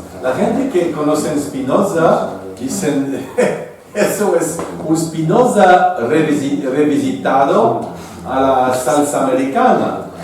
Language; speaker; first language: Spanish; non-native, fluent; French